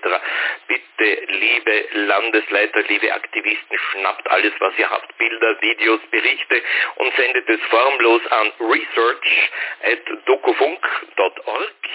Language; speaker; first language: German; native; German